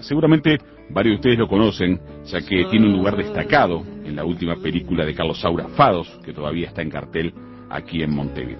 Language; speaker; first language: Spanish; native; Spanish